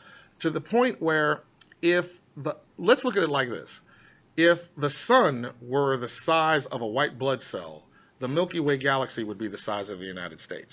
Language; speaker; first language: English; native; English